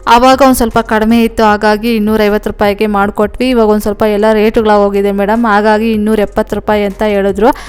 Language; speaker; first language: Kannada; non-native, local second language; Telugu